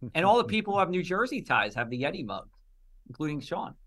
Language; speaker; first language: English; native; English